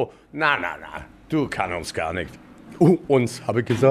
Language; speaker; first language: German; non-native, learner; English